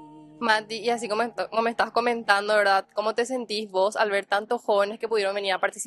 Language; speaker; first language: Spanish; native; Spanish